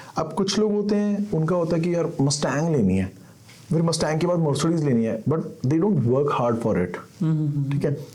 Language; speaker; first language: Hindi; native; Hindi